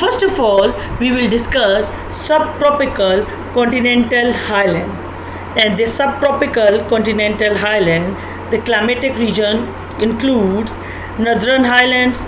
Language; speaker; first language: English; non-native, local second language; Urdu